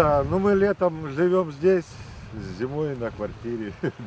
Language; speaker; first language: Russian; native; Russian